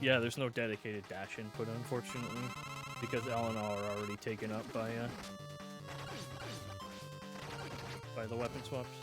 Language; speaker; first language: English; native; English